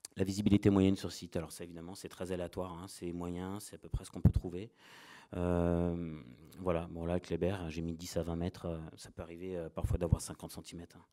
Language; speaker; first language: French; native; French